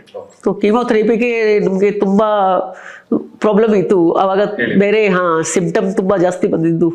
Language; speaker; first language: Kannada; non-native, local second language; Hindi